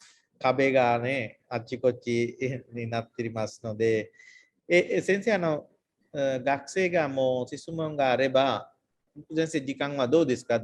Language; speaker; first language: Japanese; non-native, fluent; Sinhala